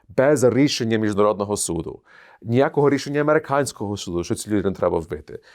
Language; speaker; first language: Ukrainian; early bilingual, heritage; Ukrainian